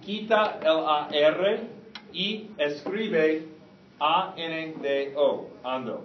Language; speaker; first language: Spanish; non-native, fluent; English